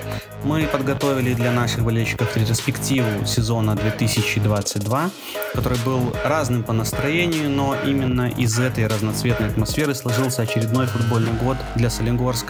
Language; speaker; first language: Russian; native; Russian